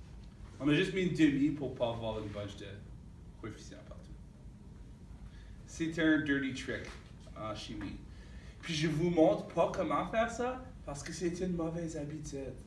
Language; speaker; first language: French; native; French